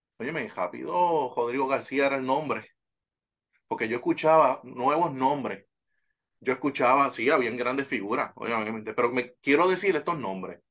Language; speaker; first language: Spanish; native; Spanish